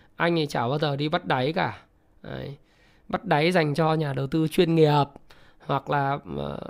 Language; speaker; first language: Vietnamese; native; Vietnamese